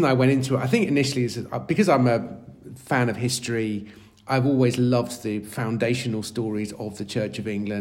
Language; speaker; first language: English; native; English